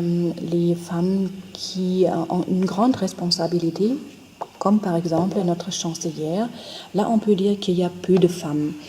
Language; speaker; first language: French; non-native, fluent; German